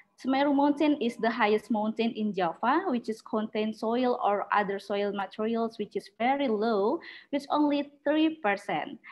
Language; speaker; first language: English; non-native, learner; Indonesian